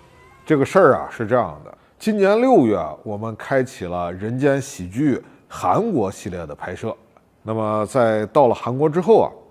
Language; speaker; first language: Chinese; native; Chinese